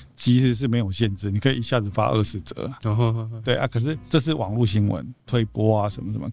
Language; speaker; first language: Chinese; native; Chinese